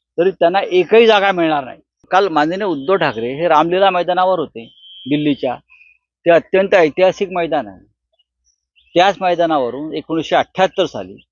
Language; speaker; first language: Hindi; non-native, local second language; Marathi